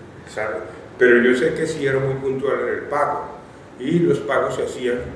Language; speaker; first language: Spanish; native; Spanish